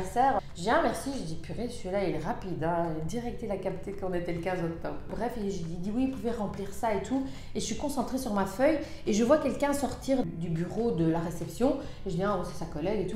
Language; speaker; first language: French; native; French